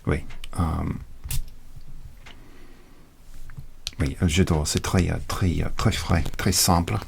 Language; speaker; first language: French; non-native, learner; English